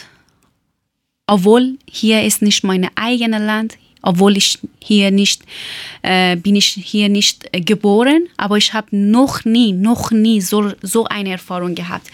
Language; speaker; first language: German; non-native, learner; Persian